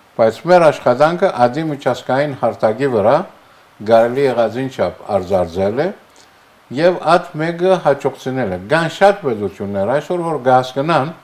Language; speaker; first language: Armenian; early bilingual, heritage; Armenian